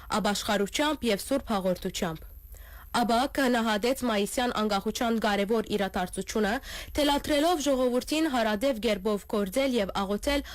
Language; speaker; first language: Armenian; early bilingual, heritage; Armenian